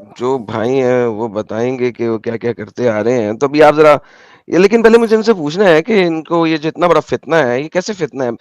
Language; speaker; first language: Urdu; native; Urdu